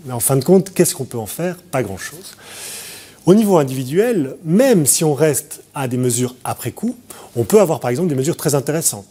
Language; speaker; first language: French; native; French